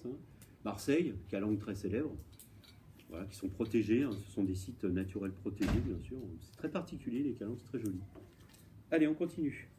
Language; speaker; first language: French; native; French